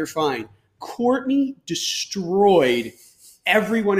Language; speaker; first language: English; native; English